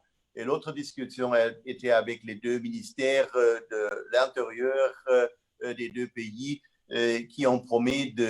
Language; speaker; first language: French; non-native, fluent; German